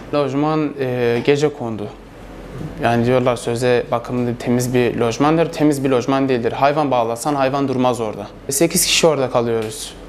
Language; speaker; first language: Turkish; non-native, local second language; Kurdish